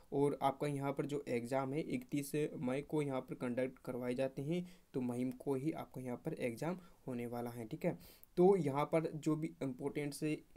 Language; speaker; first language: Hindi; native; Hindi